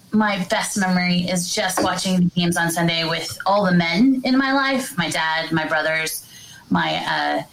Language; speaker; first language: English; native; English